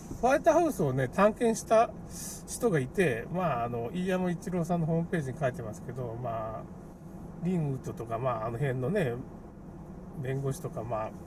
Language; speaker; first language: Japanese; native; Japanese